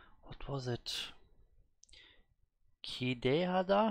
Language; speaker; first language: Korean; non-native, learner; German